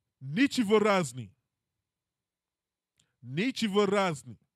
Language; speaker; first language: Russian; non-native, learner; English